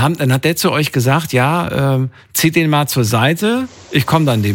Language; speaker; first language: German; native; German